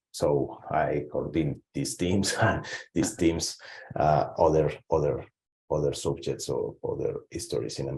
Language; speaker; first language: English; non-native, learner; Spanish